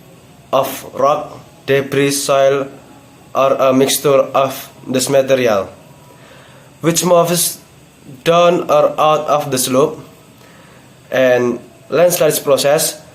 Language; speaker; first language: English; non-native, learner; Indonesian